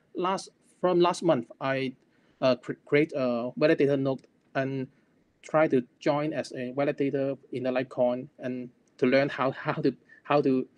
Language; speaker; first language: English; non-native, local second language; Cantonese